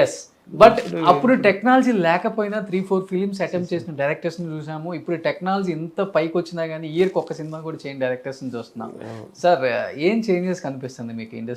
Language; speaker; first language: Telugu; native; Telugu